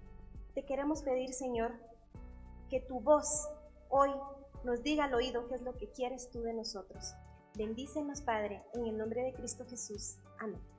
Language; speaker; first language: Spanish; native; Spanish